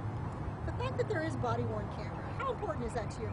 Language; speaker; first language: English; native; English